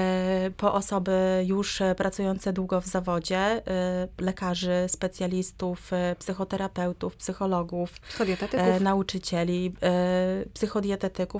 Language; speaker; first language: Polish; native; Polish